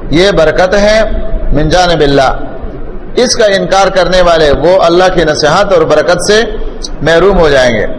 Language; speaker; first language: Urdu; non-native, local second language; Pashto